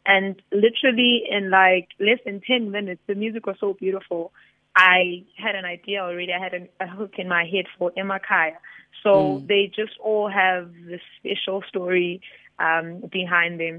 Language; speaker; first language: English; non-native, local second language; Zulu